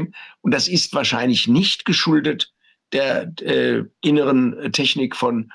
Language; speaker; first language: German; native; German